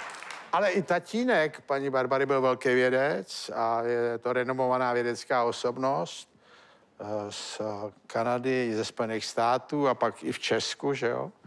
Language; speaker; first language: Czech; native; Czech